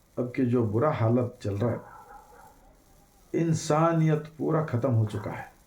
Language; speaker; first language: Hindi; non-native, local second language; Kannada